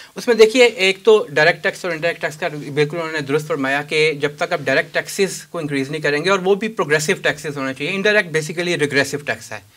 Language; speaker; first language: Urdu; native; Urdu